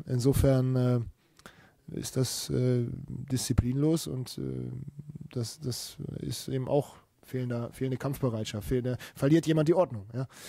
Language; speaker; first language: German; native; German